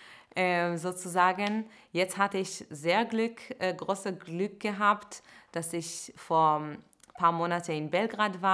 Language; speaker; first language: German; non-native, fluent; Hebrew